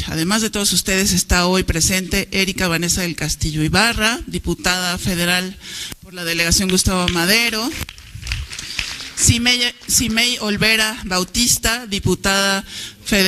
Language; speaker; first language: Spanish; native; Spanish